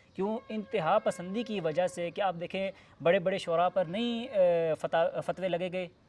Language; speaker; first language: Urdu; non-native, local second language; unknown